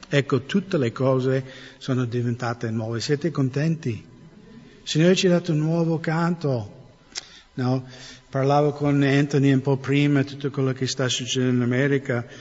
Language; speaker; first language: Italian; non-native, fluent; English